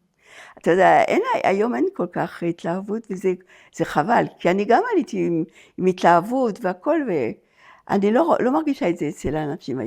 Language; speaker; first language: Hebrew; non-native, fluent; French